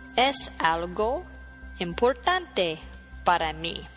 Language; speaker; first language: Spanish; non-native, fluent; English